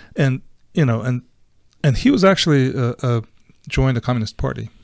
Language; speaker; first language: English; non-native, fluent; Ukrainian